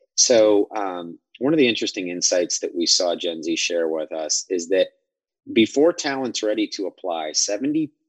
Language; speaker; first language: English; native; English